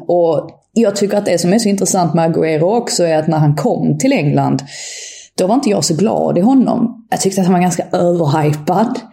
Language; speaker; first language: Swedish; native; Swedish